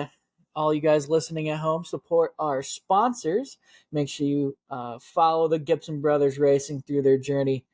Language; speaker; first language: English; native; English